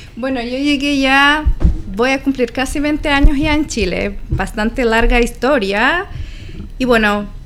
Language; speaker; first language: Spanish; non-native, fluent; Slovak